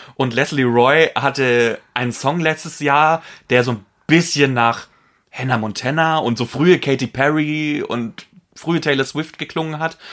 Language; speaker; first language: German; non-native, fluent; Polish